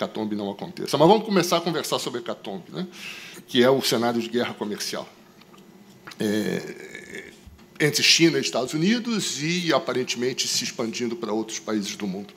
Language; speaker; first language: Portuguese; native; Portuguese